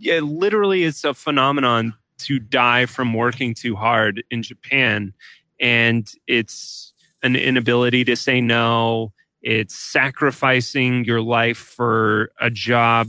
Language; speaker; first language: English; native; English